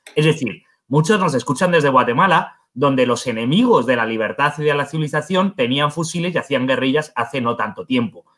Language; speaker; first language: Spanish; native; Spanish